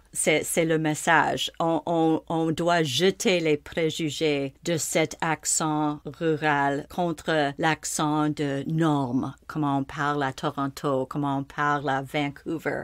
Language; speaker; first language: French; non-native, local second language; English